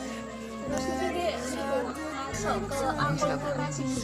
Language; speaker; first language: Indonesian; non-native, local second language; Javanese